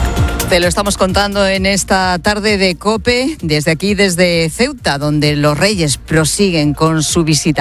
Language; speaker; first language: Spanish; native; Spanish